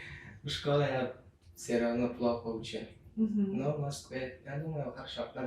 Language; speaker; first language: Russian; non-native, learner; Turkmen